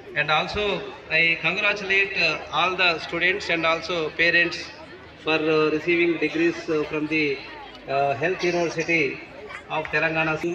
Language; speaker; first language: English; non-native, local second language; Telugu